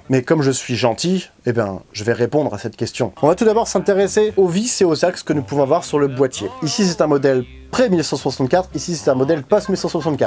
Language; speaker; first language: French; native; French